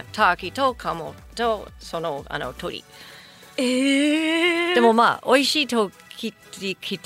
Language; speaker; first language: Japanese; non-native, fluent; English